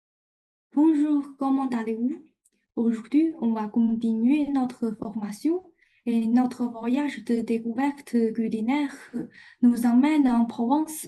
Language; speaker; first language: French; non-native, fluent; Chinese